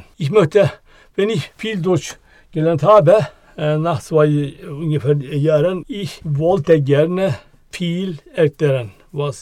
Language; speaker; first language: German; non-native, learner; Turkish